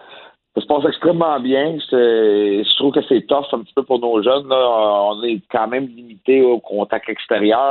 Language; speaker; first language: French; native; French